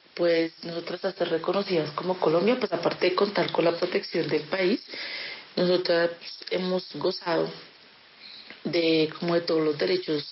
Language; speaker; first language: Spanish; early bilingual, other home language; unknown